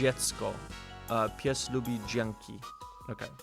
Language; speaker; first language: Polish; non-native, learner; English